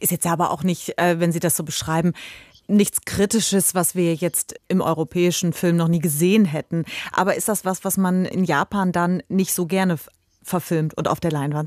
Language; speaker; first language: German; native; German